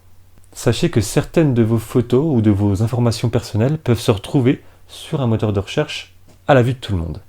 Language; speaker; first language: French; native; French